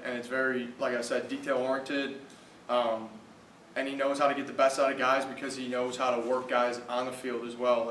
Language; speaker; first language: English; native; English